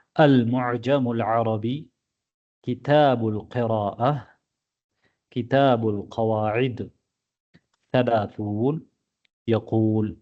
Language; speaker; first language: Arabic; non-native, fluent; Tamil